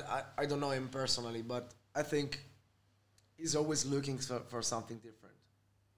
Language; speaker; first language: English; non-native, fluent; Italian